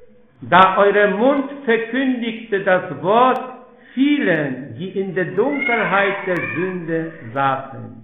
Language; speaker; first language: German; non-native, fluent; Polish